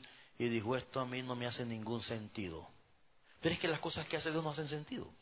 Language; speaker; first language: Spanish; native; Spanish